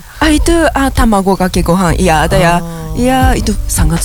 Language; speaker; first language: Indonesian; non-native, learner; Japanese